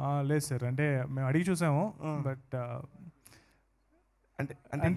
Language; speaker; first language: Telugu; native; Telugu